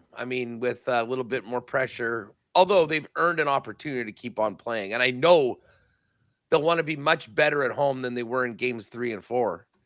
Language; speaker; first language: English; native; English